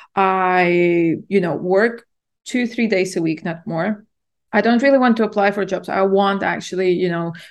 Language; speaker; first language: English; non-native, fluent; Latvian